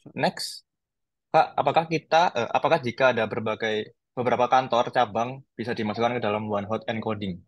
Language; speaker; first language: Indonesian; native; Indonesian